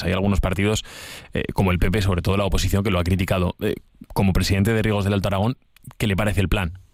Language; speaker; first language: Spanish; native; Spanish